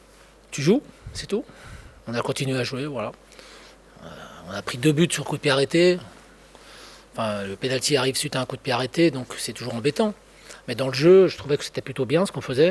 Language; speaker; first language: French; native; French